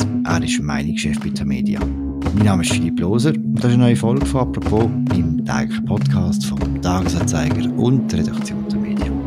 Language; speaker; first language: German; native; German